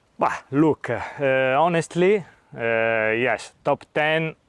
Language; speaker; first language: English; non-native, learner; Italian